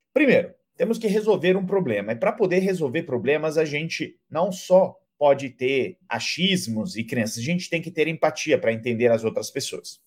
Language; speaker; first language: Portuguese; non-native, fluent; Italian